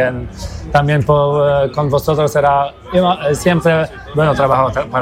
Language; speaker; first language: Spanish; non-native, learner; Polish